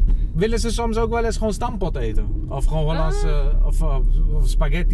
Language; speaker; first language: Dutch; native; Dutch